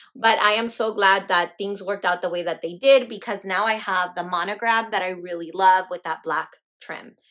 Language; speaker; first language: English; native; English